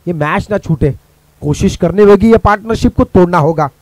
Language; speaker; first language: Hindi; non-native, local second language; Marathi